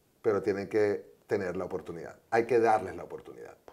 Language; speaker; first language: Spanish; native; Spanish